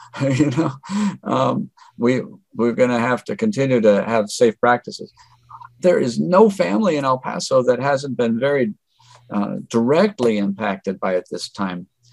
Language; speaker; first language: English; native; English